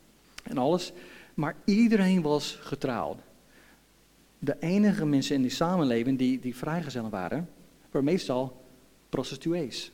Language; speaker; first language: Dutch; non-native, fluent; English